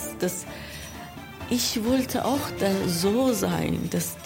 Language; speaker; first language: German; non-native, learner; Persian